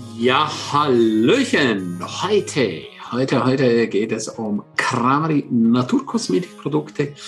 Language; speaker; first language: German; non-native, local second language; Romansh